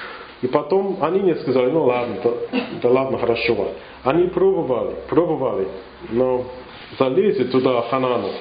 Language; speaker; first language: Russian; non-native, learner; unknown